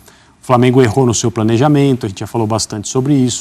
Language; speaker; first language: Portuguese; native; Portuguese